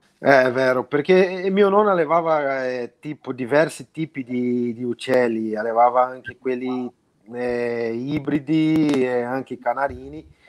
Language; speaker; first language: Italian; non-native, fluent; Portuguese